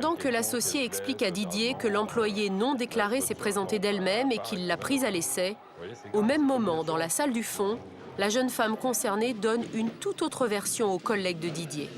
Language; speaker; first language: French; native; French